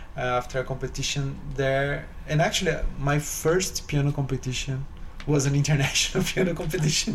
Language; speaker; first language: English; non-native, fluent; Portuguese